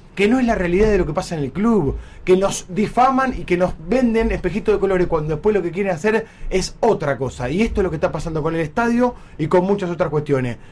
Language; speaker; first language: Spanish; native; Spanish